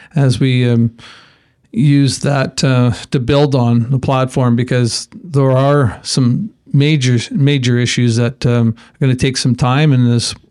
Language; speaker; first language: English; native; English